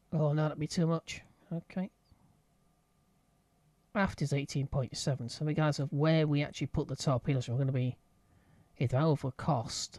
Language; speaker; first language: English; native; English